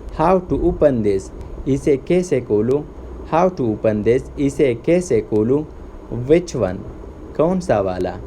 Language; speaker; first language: Urdu; native; Urdu